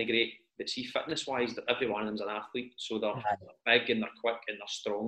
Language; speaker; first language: English; native; English